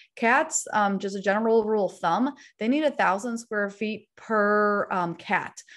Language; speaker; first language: English; native; English